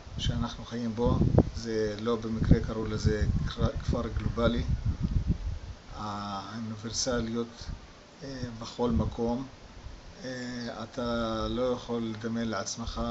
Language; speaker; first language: Hebrew; non-native, local second language; Arabic